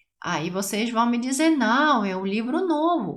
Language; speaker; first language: Portuguese; non-native, fluent; Russian